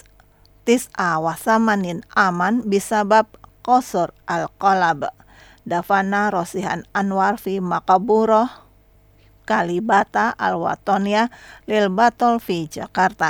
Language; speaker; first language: Arabic; non-native, learner; Indonesian